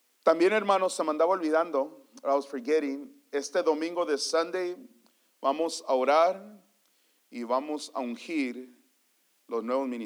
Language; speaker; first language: Spanish; early bilingual, heritage; Spanish